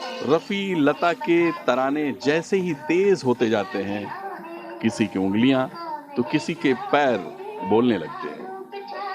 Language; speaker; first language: Hindi; native; Hindi